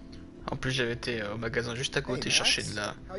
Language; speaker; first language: French; native; French